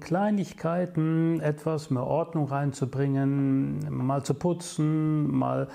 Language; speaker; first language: German; native; German